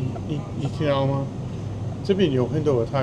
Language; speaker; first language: Chinese; non-native, fluent; English